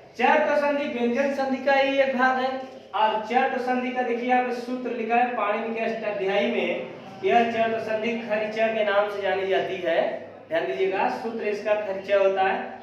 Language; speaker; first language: Hindi; native; Hindi